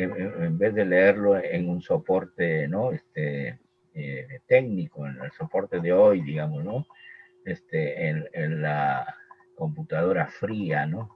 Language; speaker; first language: Spanish; native; Spanish